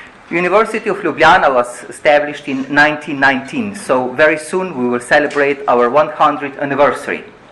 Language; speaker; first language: English; non-native, fluent; Slovenian